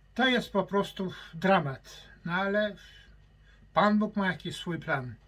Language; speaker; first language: Polish; native; Polish